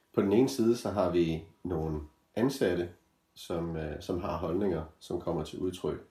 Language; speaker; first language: Danish; native; Danish